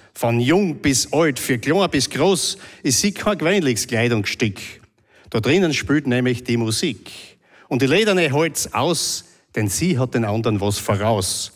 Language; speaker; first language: German; native; German